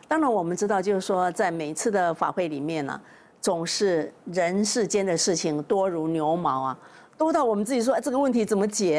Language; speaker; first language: Chinese; native; Chinese